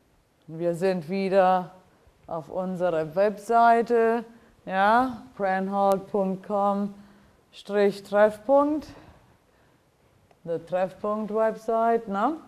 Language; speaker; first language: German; non-native, fluent; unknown